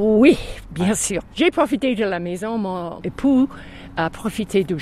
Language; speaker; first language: French; non-native, fluent; English